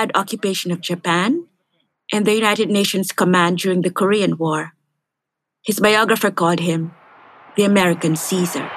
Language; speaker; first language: English; non-native, local second language; Filipino